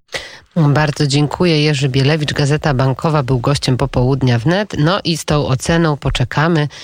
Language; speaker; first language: Polish; native; Polish